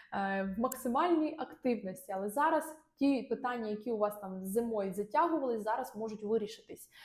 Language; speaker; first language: Ukrainian; non-native, local second language; Russian